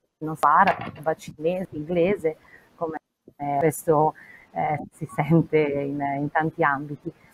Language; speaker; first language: Italian; native; Italian